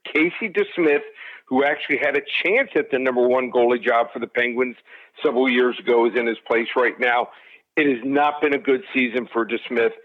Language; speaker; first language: English; native; English